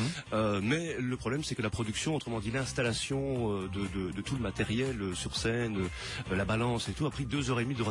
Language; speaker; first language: French; native; French